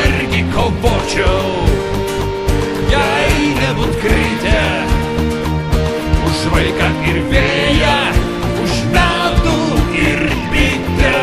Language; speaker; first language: Lithuanian; native; Lithuanian